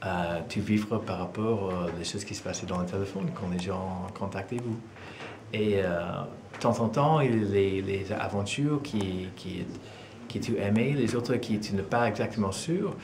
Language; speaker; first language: French; non-native, fluent; English